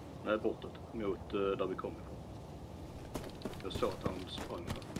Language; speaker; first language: Swedish; native; Swedish